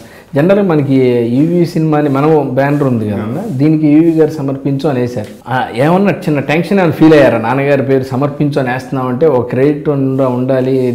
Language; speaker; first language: Telugu; native; Telugu